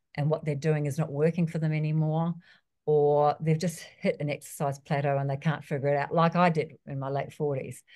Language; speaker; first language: English; native; English